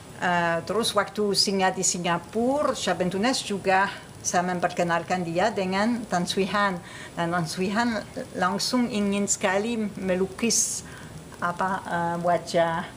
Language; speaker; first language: Indonesian; non-native, fluent; French